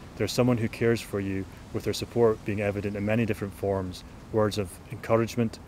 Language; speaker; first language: English; native; English